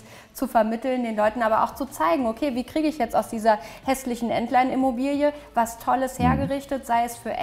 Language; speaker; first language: German; native; German